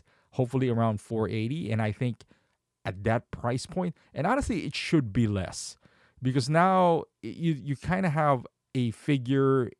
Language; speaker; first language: English; native; English